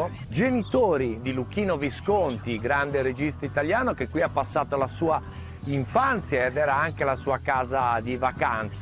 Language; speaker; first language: Italian; native; Italian